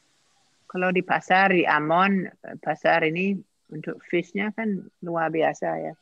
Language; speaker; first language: Indonesian; non-native, fluent; English